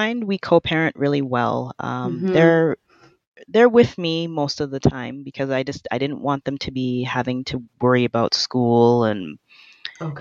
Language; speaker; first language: English; native; English